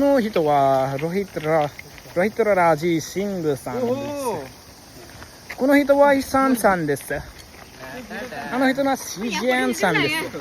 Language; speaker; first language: Japanese; non-native, learner; Nepali